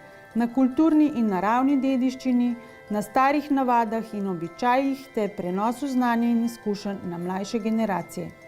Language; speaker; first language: Slovenian; native; Slovenian